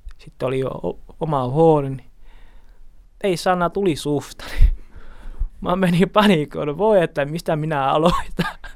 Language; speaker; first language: Finnish; non-native, learner; Portuguese